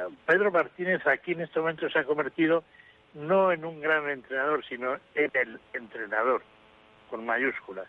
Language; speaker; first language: Spanish; native; Spanish